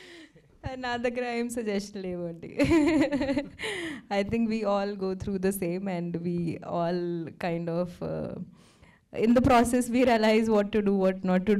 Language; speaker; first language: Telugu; non-native, fluent; Hindi